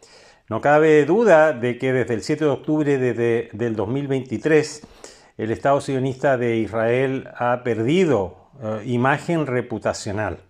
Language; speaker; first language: Spanish; native; Spanish